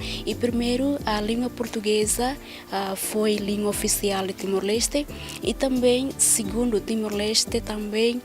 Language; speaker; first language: Portuguese; non-native, fluent; Tetum